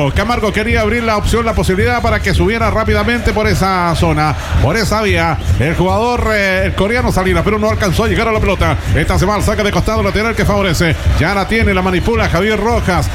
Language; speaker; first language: Spanish; native; Spanish